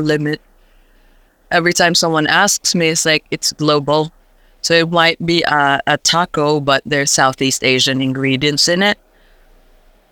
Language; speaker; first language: English; non-native, local second language; Hiligaynon